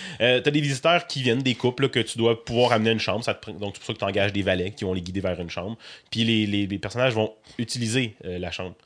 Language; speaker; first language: French; native; French